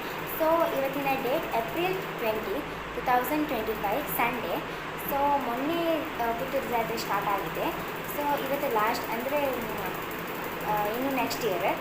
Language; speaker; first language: Kannada; native; Kannada